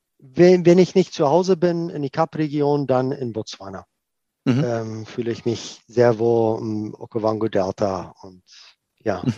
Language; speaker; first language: German; non-native, fluent; Afrikaans